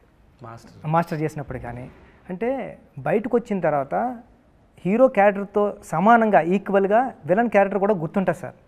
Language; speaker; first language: Telugu; native; Telugu